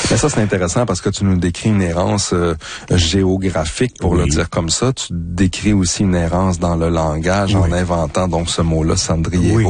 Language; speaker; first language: French; native; French